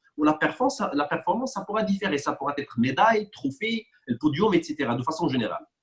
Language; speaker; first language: French; non-native, local second language; Arabic